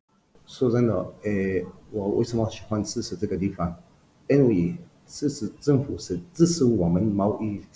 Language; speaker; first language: Chinese; non-native, learner; Arabic